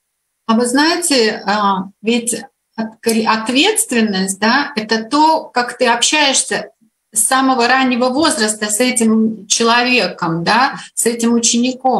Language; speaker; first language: Russian; native; Russian